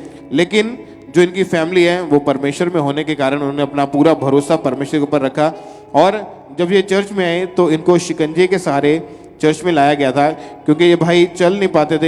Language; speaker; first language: Hindi; native; Hindi